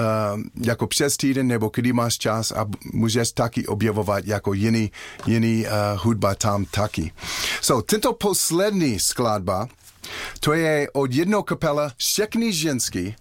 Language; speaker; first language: Czech; non-native, learner; English